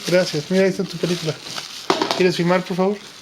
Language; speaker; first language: Spanish; native; Spanish